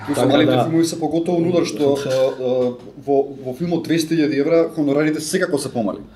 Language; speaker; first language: Macedonian; native; Macedonian